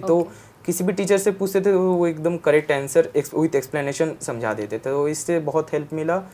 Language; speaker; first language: Hindi; non-native, local second language; Bangla